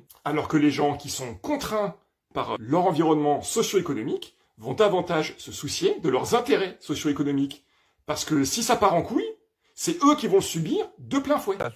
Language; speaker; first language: French; native; French